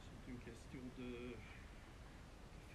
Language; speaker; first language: French; non-native, fluent; Dutch